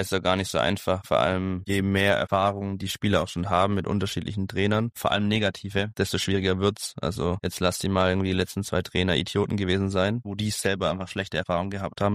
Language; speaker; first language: German; native; German